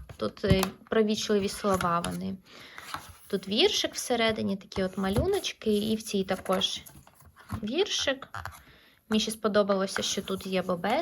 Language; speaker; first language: Ukrainian; non-native, local second language; Russian